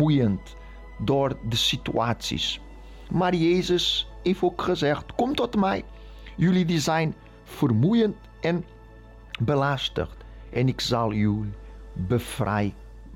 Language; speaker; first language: Dutch; non-native, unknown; Portuguese